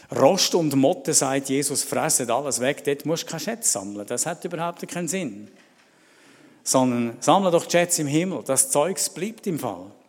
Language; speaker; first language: German; native; German